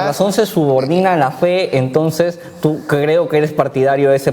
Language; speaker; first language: Spanish; native; Spanish